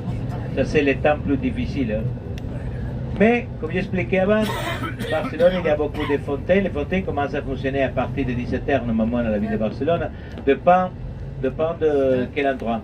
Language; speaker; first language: French; non-native, fluent; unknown